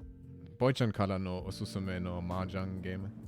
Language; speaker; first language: Japanese; non-native, learner; German